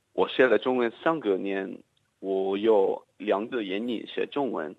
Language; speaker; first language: Chinese; non-native, learner; English